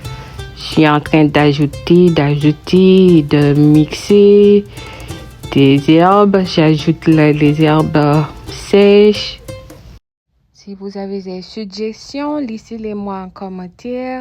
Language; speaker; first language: French; non-native, local second language; Haitian Creole